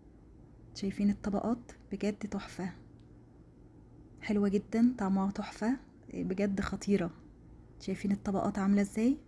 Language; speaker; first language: Arabic; native; Arabic